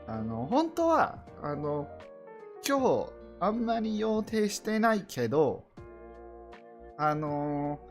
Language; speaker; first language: Japanese; non-native, learner; English